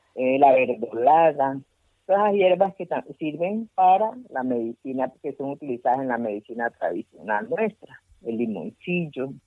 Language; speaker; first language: Spanish; native; Spanish